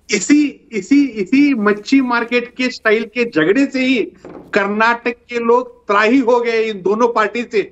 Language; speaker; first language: Hindi; non-native, local second language; Kannada